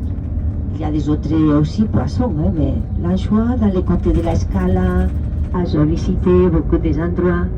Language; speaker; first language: French; non-native, learner; Spanish